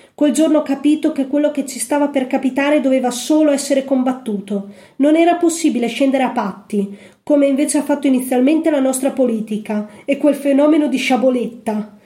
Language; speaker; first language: Italian; native; Italian